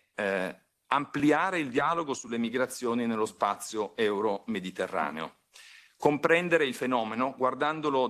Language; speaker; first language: Italian; native; Italian